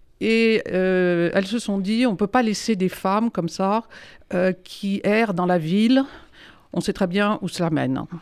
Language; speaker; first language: French; native; French